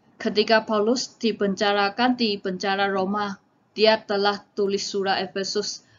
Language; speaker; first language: Malay; non-native, local second language; Chinese